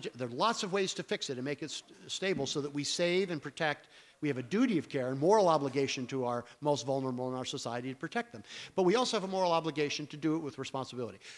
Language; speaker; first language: English; native; English